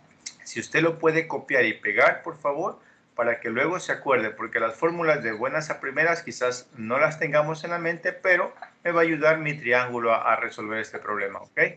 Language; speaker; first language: Spanish; native; Spanish